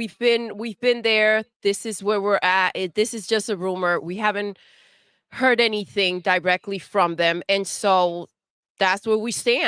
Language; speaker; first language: English; native; English